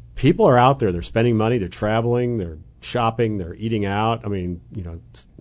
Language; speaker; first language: English; native; English